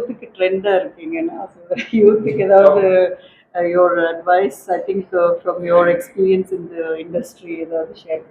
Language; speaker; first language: Tamil; native; Tamil